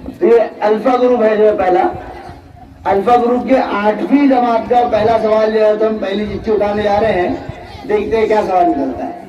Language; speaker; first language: Urdu; native; Urdu